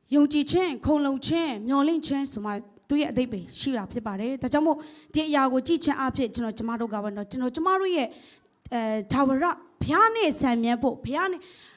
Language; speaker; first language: Burmese; non-native, local second language; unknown